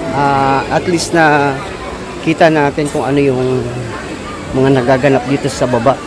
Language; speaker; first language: Filipino; native; Filipino